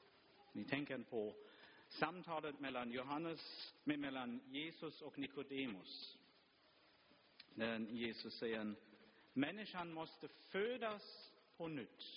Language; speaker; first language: Swedish; non-native, fluent; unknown